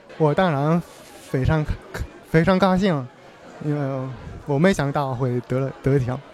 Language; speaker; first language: Chinese; non-native, fluent; French